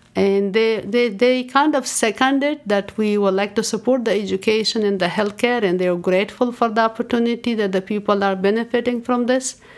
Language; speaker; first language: English; non-native, fluent; Persian